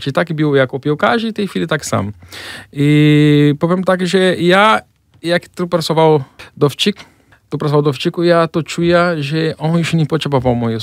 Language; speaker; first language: Polish; non-native, fluent; Portuguese